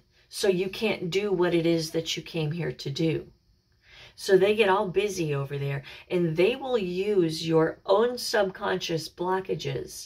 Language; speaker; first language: English; native; English